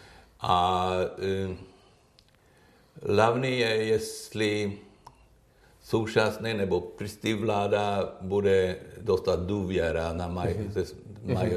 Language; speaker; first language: Czech; non-native, learner; Swedish